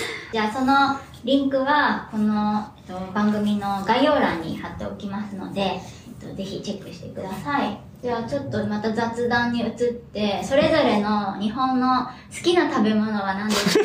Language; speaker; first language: Japanese; native; Japanese